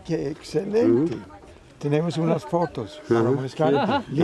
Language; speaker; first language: Spanish; non-native, learner; English